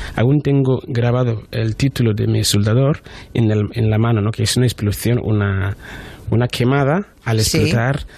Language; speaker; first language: Spanish; non-native, fluent; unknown